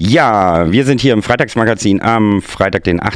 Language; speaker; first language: German; native; German